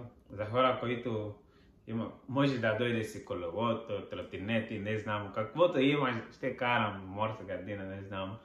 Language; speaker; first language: Bulgarian; non-native, learner; Portuguese